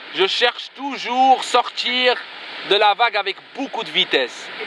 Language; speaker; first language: French; non-native, local second language; Arabic